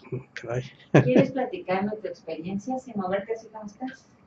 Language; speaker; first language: Spanish; native; Spanish